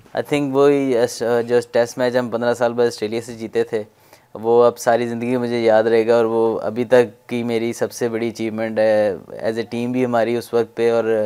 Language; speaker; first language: Urdu; non-native, local second language; Punjabi